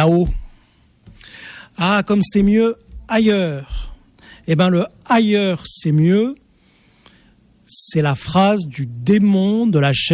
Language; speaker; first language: French; native; French